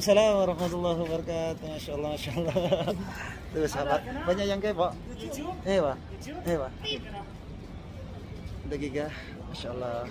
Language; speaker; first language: Arabic; non-native, learner; Indonesian